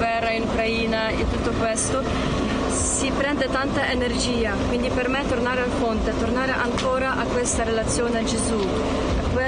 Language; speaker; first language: Italian; non-native, learner; Ukrainian